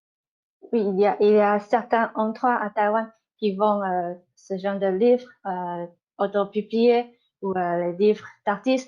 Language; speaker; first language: French; non-native, fluent; Chinese